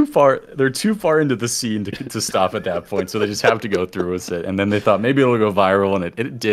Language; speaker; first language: English; native; English